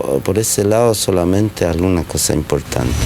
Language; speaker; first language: Spanish; non-native, local second language; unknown